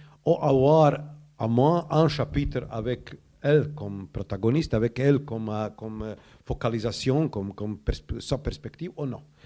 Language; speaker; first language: French; non-native, learner; Croatian